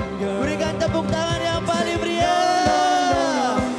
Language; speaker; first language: Indonesian; native; Indonesian